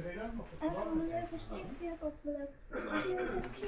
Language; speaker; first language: Dutch; native; Dutch